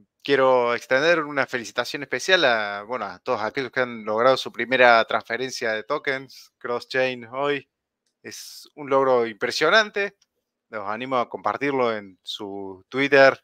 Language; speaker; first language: Spanish; native; Spanish